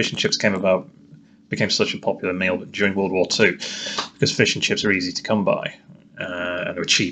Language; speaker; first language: English; native; English